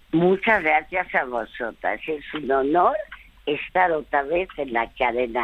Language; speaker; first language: Spanish; early bilingual, other home language; French